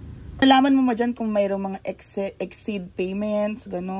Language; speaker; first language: Filipino; native; Filipino